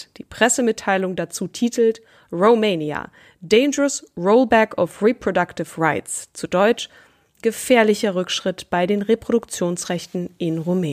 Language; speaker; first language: German; native; German